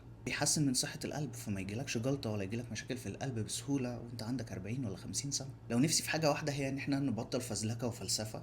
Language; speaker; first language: Arabic; native; Arabic